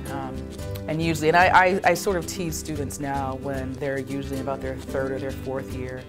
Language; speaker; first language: English; native; English